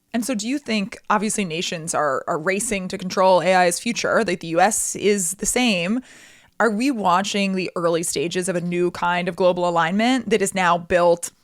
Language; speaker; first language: English; native; English